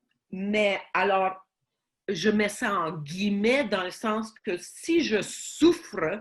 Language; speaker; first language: French; non-native, fluent; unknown